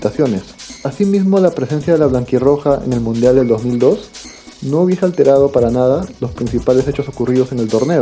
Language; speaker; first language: Spanish; native; Spanish